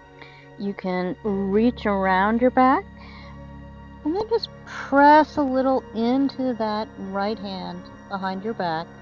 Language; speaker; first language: English; native; English